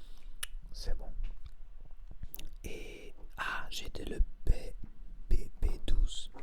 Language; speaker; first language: French; non-native, learner; Spanish